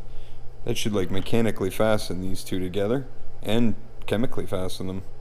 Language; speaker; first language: English; native; English